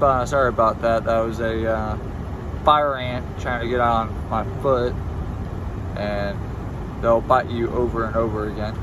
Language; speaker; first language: English; native; English